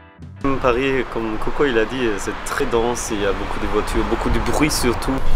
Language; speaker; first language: French; non-native, fluent; German